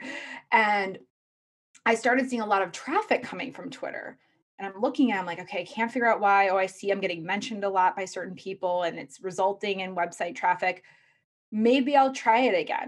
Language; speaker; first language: English; native; English